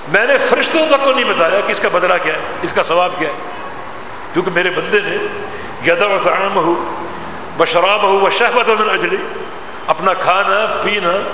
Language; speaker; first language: Urdu; non-native, local second language; Punjabi